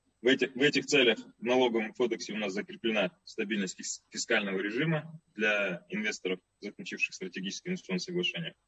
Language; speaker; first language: Russian; native; Russian